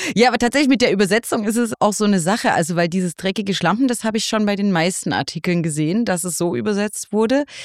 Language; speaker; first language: German; native; German